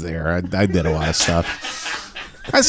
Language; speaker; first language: English; native; English